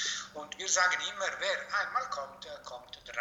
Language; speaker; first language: German; non-native, fluent; Italian